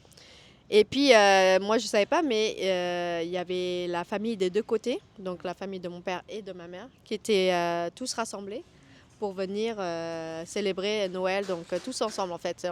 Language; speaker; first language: French; early bilingual, other home language; Vietnamese